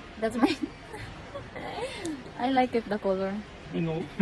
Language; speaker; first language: English; non-native, learner; Filipino